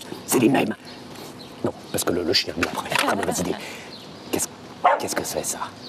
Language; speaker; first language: French; native; French